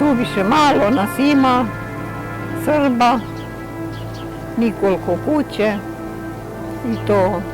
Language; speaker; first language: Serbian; early bilingual, heritage; Serbian